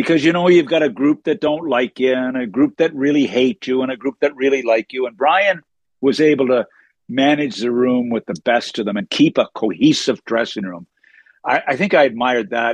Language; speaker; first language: English; native; English